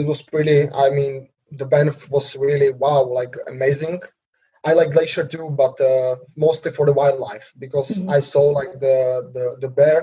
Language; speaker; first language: English; non-native, learner; Slovak